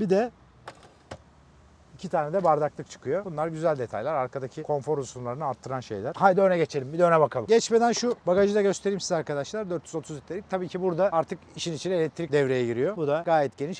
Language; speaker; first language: Turkish; native; Turkish